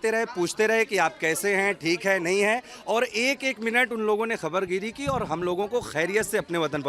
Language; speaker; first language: Hindi; native; Hindi